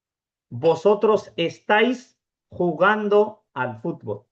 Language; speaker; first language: Spanish; non-native, fluent; Urdu